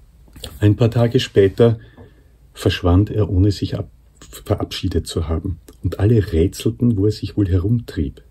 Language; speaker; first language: German; native; German